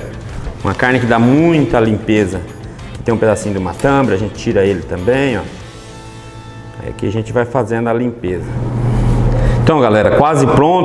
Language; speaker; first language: Portuguese; native; Portuguese